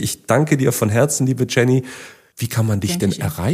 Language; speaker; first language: German; native; German